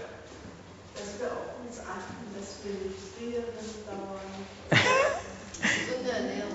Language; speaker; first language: German; native; German